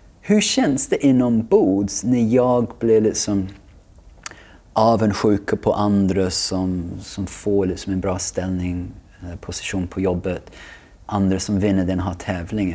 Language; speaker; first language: Swedish; non-native, fluent; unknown